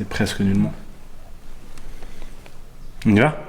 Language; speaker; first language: French; native; French